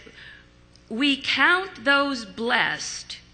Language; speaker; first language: English; native; English